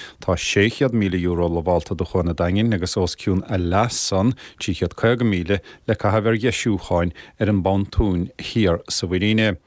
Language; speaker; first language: Irish; native; Irish